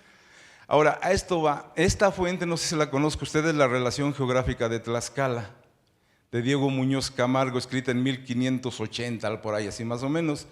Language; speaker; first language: Spanish; native; Spanish